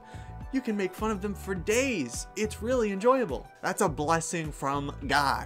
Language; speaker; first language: English; native; English